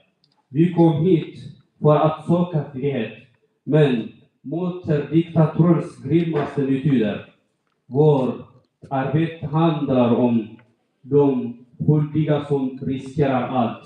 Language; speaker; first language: Swedish; non-native, fluent; Tigrinya